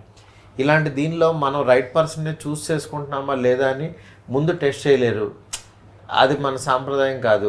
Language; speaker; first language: Telugu; native; Telugu